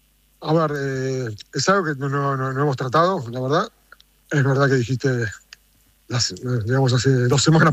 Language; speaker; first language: Spanish; native; Spanish